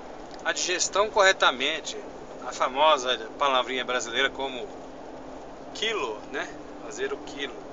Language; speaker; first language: Portuguese; native; Portuguese